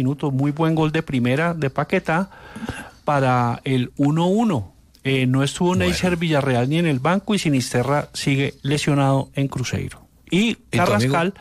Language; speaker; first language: Spanish; native; Spanish